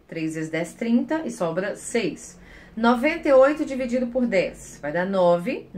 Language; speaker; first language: Portuguese; native; Portuguese